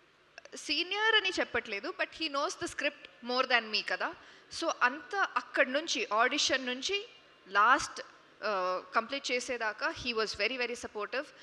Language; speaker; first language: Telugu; non-native, local second language; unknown